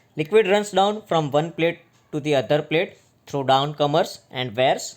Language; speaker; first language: English; non-native, local second language; Gujarati